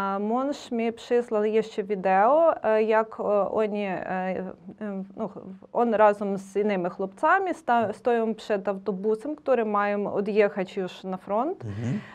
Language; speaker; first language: Polish; non-native, learner; Ukrainian